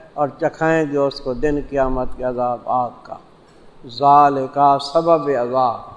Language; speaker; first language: Urdu; non-native, local second language; Saraiki